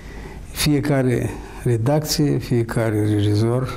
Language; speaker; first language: Romanian; non-native, local second language; Russian